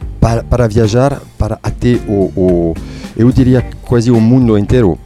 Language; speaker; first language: Portuguese; non-native, fluent; French